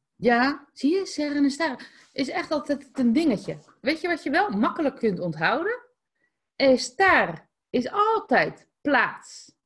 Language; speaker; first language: Dutch; native; Dutch